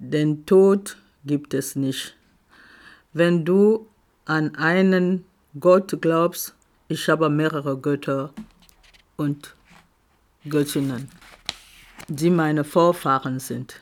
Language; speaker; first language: German; non-native, fluent; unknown